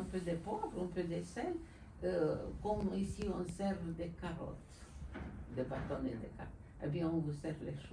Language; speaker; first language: French; non-native, fluent; Romanian